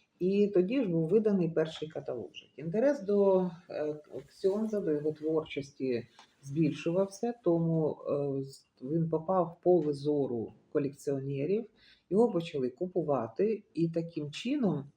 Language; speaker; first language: Ukrainian; native; Ukrainian